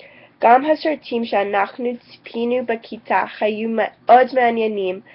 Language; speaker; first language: Hebrew; non-native, learner; English